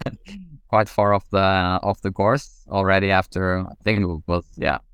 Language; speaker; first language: English; non-native, fluent; Norwegian